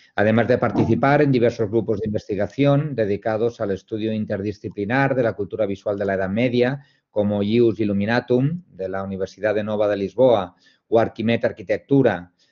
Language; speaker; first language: Spanish; non-native, local second language; Catalan